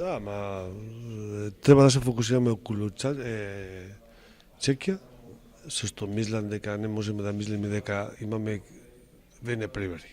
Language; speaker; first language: Macedonian; non-native, fluent; Spanish